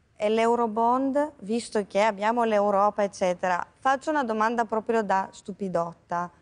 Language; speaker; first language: Italian; non-native, fluent; Greek